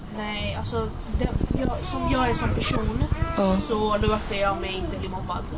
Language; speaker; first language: Swedish; early bilingual, other home language; Persian